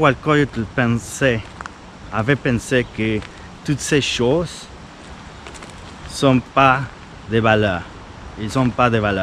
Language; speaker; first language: French; non-native, fluent; Spanish